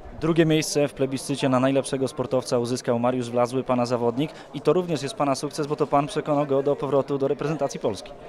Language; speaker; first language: Polish; native; Polish